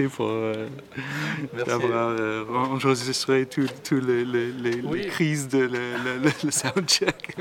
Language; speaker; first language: French; non-native, learner; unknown